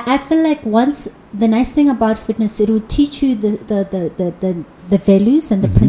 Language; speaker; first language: English; non-native, local second language; Zulu